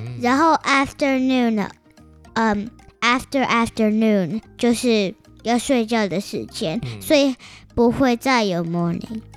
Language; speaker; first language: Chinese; early bilingual, heritage; Chinese